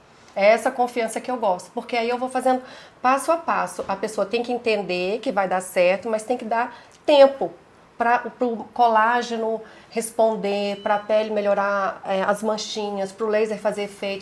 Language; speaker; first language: Portuguese; native; Portuguese